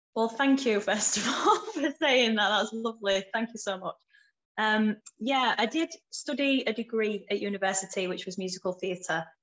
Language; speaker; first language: English; native; English